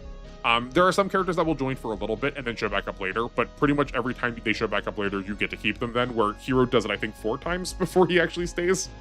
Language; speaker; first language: English; native; English